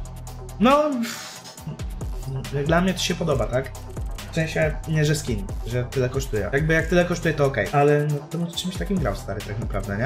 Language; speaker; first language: Polish; native; Polish